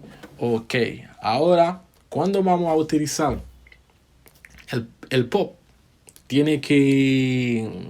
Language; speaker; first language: Spanish; non-native, fluent; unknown